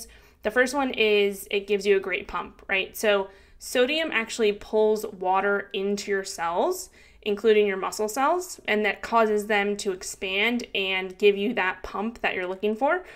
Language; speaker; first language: English; native; English